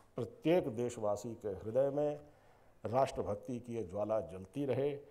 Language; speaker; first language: Hindi; native; Hindi